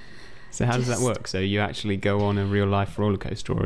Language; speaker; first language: English; native; English